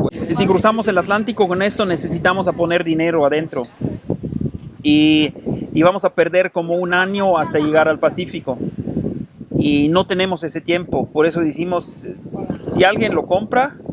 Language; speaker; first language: Spanish; non-native, fluent; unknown